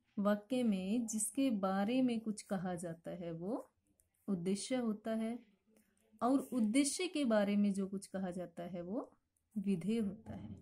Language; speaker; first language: Hindi; native; Hindi